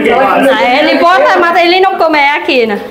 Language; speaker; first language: Portuguese; non-native, learner; Vietnamese